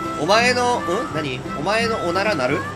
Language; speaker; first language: Japanese; native; Japanese